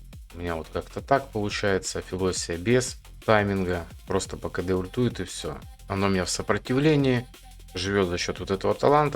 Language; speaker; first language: Russian; native; Russian